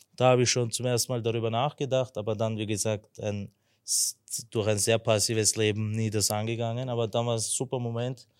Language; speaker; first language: German; non-native, local second language; Turkish